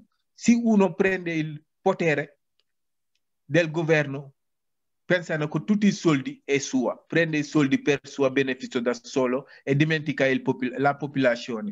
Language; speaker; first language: Italian; non-native, learner; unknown